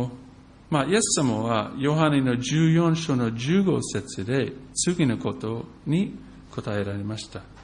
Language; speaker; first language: Japanese; non-native, fluent; English